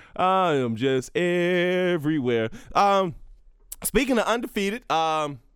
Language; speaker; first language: English; native; English